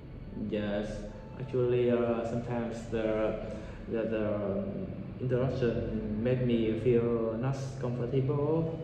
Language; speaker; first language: English; non-native, learner; Vietnamese